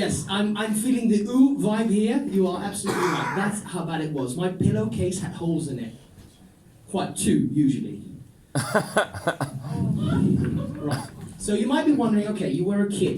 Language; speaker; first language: English; non-native, fluent; Dutch